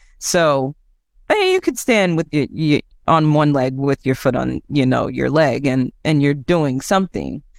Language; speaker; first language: English; native; English